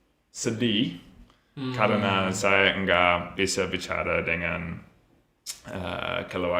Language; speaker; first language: Indonesian; non-native, learner; English